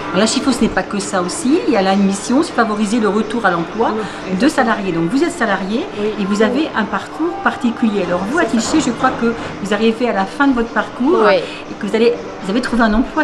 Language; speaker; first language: French; native; French